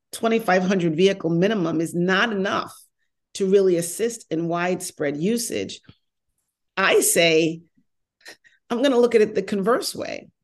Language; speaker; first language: English; native; English